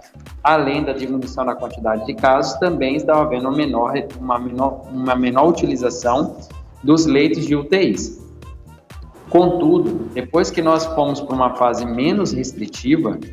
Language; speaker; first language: Portuguese; native; Portuguese